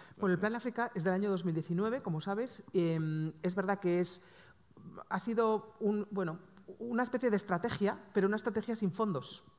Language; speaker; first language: Spanish; native; Spanish